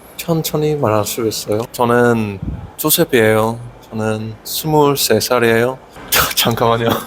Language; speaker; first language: Korean; non-native, learner; English